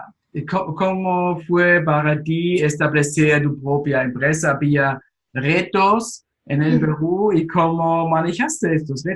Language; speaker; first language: Spanish; non-native, fluent; German